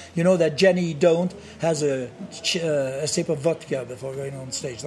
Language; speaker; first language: English; non-native, fluent; French